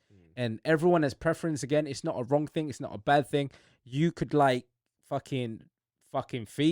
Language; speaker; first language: English; native; English